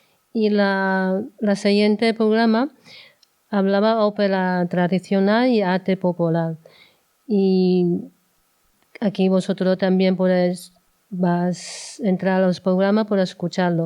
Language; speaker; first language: Spanish; non-native, learner; Chinese